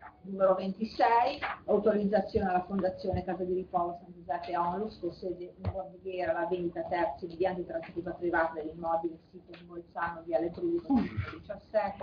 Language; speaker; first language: Italian; native; Italian